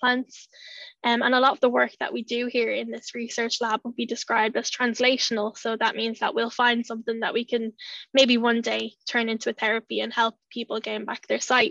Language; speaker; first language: English; native; English